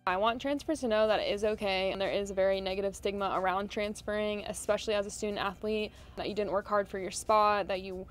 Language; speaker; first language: English; native; English